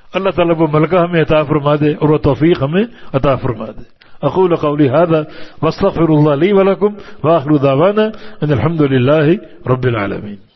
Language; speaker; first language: Urdu; native; Urdu